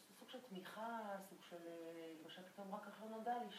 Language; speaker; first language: Hebrew; native; Hebrew